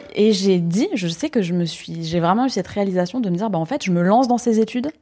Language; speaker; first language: French; native; French